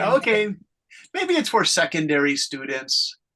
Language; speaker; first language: English; native; English